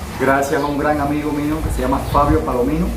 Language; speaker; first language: Spanish; native; Spanish